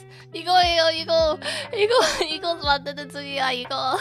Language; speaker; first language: Japanese; non-native, learner; Korean